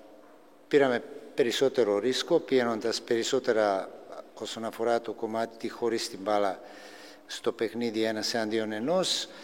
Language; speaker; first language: Greek; non-native, fluent; Serbian